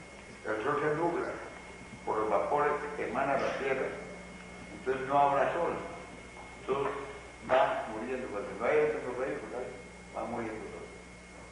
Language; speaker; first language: Spanish; native; Spanish